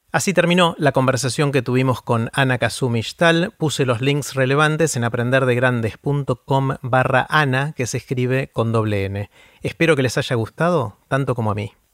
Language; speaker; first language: Spanish; native; Spanish